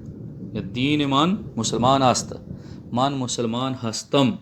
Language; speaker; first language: Persian; non-native, fluent; Urdu